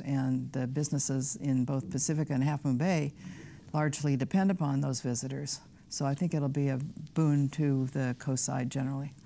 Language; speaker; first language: English; native; English